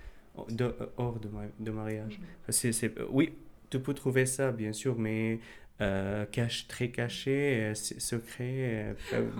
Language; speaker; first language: French; non-native, fluent; Arabic